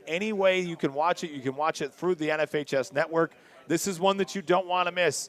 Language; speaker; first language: English; native; English